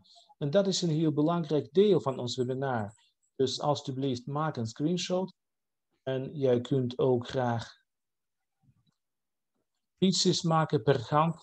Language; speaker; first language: Dutch; non-native, fluent; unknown